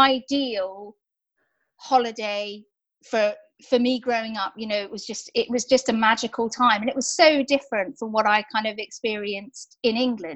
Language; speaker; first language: English; native; English